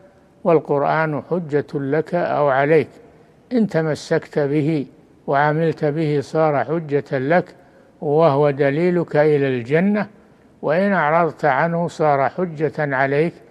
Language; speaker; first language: Arabic; native; Arabic